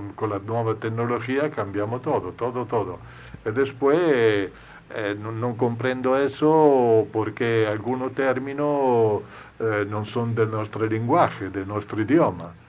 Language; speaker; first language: Spanish; non-native, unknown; Italian